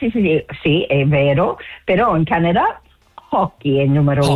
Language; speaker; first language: Italian; non-native, learner; English